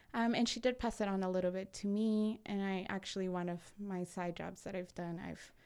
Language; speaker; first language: English; early bilingual, other home language; Spanish